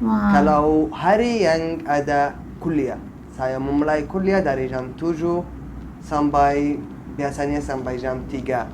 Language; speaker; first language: Indonesian; non-native, fluent; Arabic